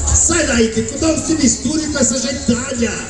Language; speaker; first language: Portuguese; native; Portuguese